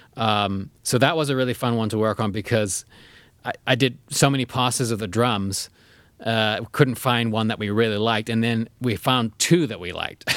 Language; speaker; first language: English; native; English